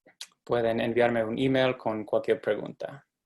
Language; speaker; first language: Spanish; non-native, fluent; English